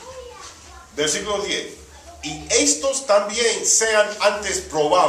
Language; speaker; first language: Spanish; early bilingual, heritage; Spanish